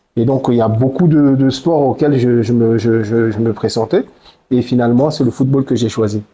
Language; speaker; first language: French; early bilingual, other home language; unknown